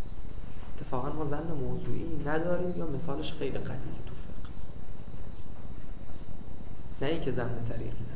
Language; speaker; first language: Persian; native; Persian